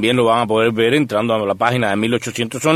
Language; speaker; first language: Spanish; native; Spanish